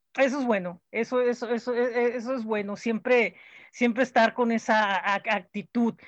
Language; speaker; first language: Spanish; native; Spanish